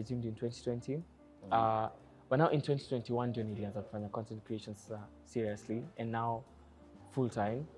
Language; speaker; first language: English; non-native, local second language; Kikuyu